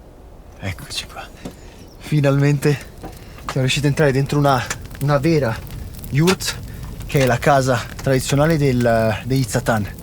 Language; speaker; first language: Italian; native; Italian